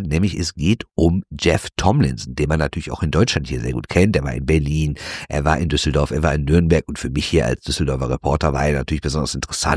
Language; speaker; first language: German; native; German